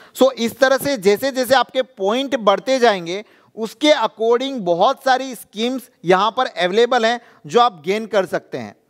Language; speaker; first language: Hindi; non-native, local second language; Gujarati